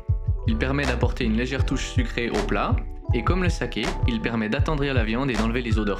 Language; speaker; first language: French; native; French